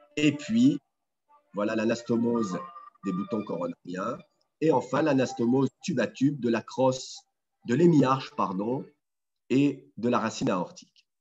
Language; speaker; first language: French; native; French